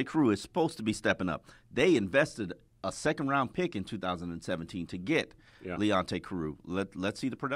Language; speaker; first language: English; native; English